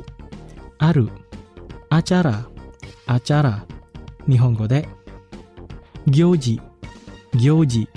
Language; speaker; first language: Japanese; non-native, fluent; Indonesian